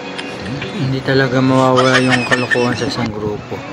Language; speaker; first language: Filipino; native; Filipino